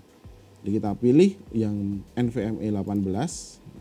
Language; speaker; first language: Indonesian; native; Indonesian